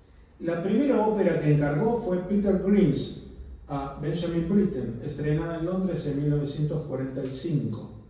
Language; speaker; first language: Spanish; native; Spanish